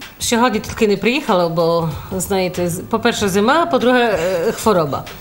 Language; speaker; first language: Ukrainian; early bilingual, heritage; Ukrainian